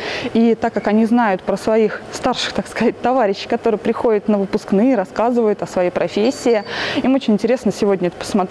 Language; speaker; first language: Russian; native; Russian